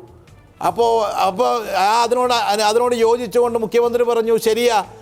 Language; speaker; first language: Malayalam; native; Malayalam